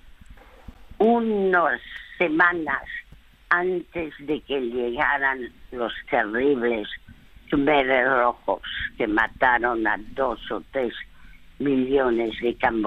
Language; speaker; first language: Spanish; early bilingual, other home language; French